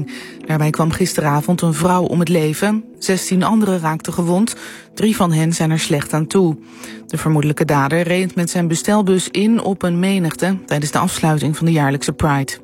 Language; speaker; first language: Dutch; native; Dutch